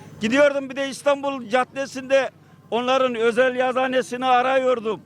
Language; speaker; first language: Turkish; native; Turkish